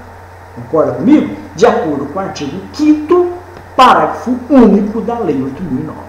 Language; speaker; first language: Portuguese; native; Portuguese